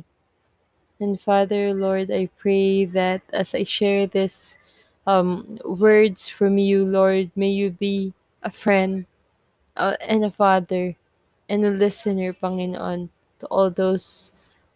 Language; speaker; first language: English; non-native, local second language; Filipino